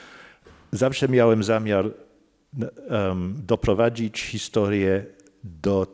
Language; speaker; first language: Polish; non-native, fluent; English